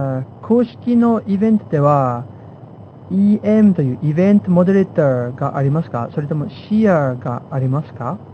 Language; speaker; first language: Japanese; non-native, fluent; English